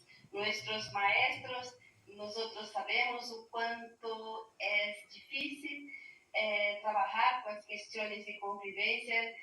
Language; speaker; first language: Spanish; non-native, learner; Portuguese